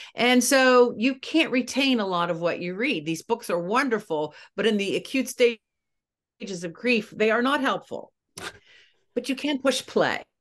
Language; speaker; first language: English; native; English